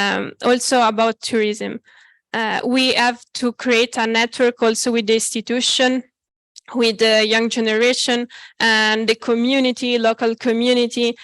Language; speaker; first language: English; non-native, fluent; Italian